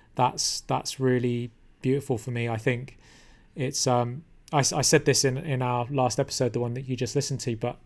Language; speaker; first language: English; native; English